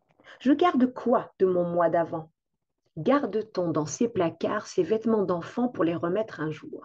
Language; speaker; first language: French; native; French